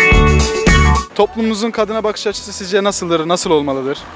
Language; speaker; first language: Turkish; native; Turkish